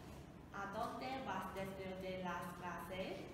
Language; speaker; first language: Spanish; non-native, learner; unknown